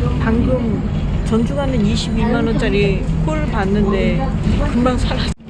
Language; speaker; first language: Korean; native; Korean